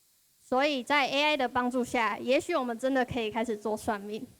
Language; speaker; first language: Chinese; native; Chinese